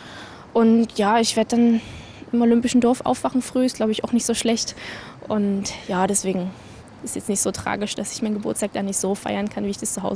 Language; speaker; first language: German; native; German